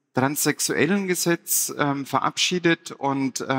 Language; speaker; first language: German; native; German